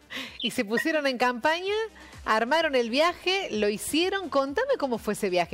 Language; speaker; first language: Spanish; native; Spanish